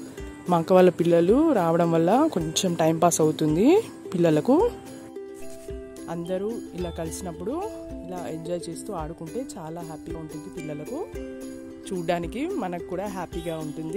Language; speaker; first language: Telugu; native; Telugu